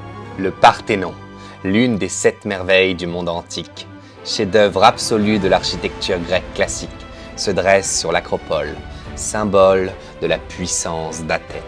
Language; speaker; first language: French; native; French